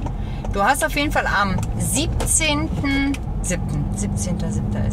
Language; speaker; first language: German; native; German